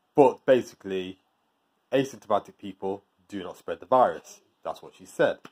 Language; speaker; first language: English; native; English